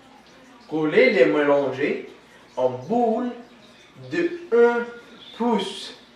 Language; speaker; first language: French; non-native, learner; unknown